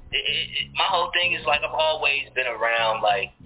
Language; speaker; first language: English; native; English